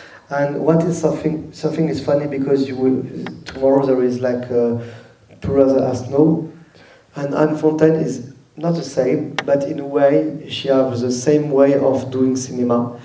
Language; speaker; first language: English; non-native, learner; French